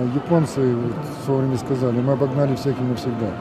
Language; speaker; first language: Russian; native; Russian